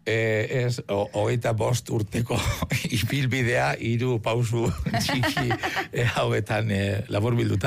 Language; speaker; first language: Basque; native; Basque